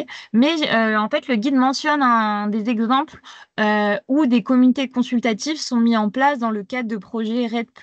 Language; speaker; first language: French; native; French